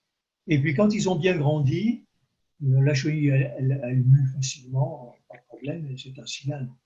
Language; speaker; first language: French; native; French